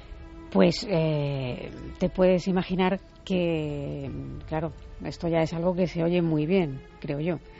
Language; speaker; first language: Spanish; native; Spanish